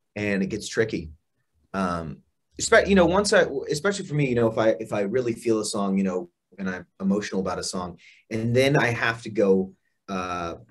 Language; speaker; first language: English; native; English